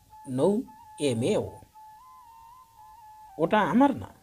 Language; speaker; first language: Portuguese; non-native, learner; Bangla